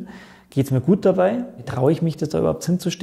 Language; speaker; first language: German; native; German